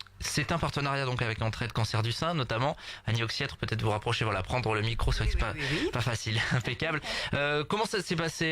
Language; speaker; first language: French; native; French